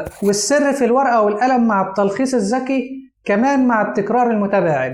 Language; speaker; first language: Arabic; native; Arabic